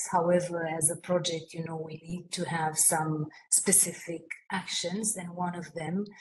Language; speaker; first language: English; non-native, fluent; Romanian